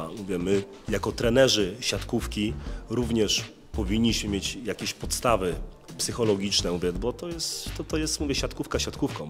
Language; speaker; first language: Polish; native; Polish